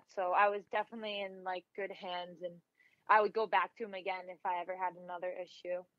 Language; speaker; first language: English; native; English